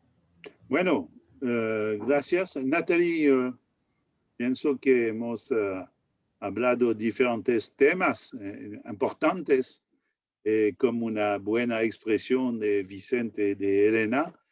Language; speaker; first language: Spanish; non-native, learner; French